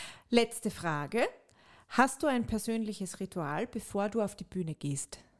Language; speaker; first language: German; native; German